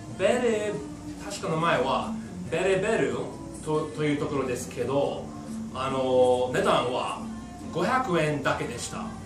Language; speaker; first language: Japanese; non-native, fluent; English